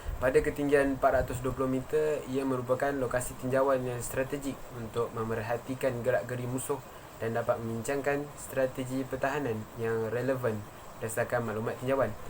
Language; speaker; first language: Malay; native; Malay